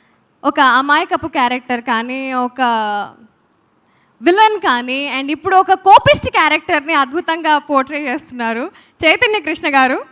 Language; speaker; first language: Telugu; native; Telugu